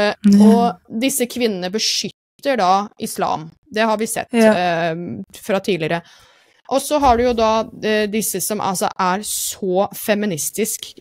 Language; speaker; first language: Norwegian; native; Norwegian